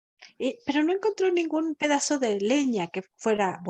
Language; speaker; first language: Spanish; native; Spanish